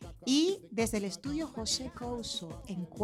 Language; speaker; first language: Spanish; native; Spanish